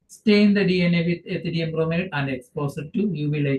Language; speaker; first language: English; non-native, local second language; Malayalam